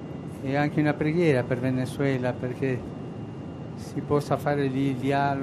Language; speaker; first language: Italian; non-native, fluent; Spanish